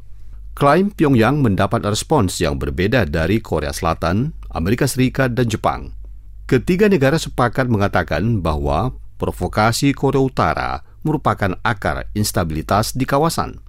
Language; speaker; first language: Indonesian; native; Indonesian